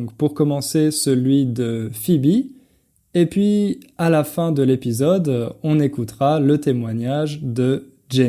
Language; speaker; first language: French; native; French